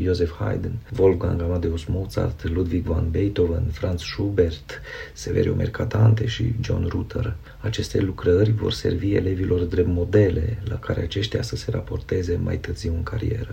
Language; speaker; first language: Romanian; native; Romanian